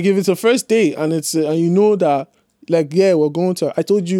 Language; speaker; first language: English; native; English